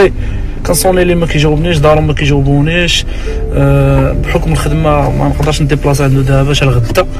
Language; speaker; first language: Arabic; native; Arabic